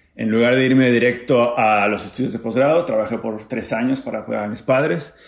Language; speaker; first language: Spanish; native; Spanish